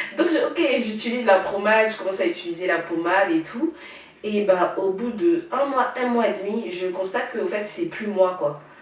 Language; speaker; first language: French; native; French